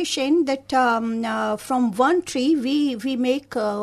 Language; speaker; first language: English; non-native, local second language; Hindi